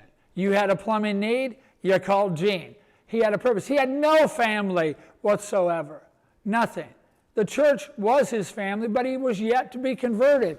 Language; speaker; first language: English; native; English